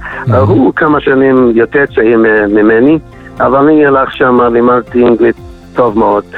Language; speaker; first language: Hebrew; non-native, fluent; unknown